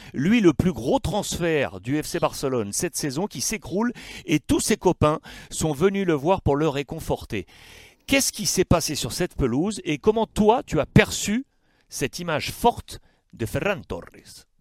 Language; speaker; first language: French; native; French